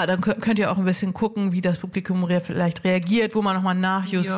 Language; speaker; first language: German; native; German